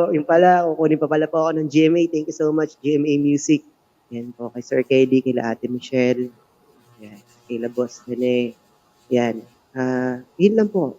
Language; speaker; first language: Filipino; native; Filipino